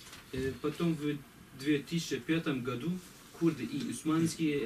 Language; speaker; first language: Russian; non-native, learner; Kurdish